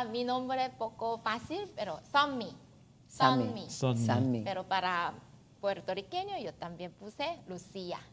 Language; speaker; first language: Spanish; non-native, learner; Korean